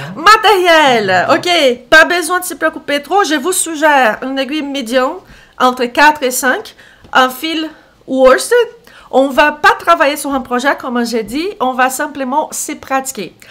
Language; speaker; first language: French; non-native, fluent; Portuguese